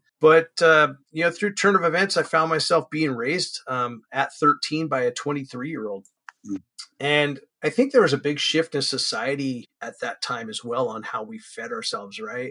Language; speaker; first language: English; native; English